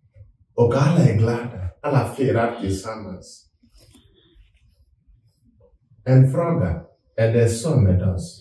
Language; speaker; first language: Swedish; non-native, fluent; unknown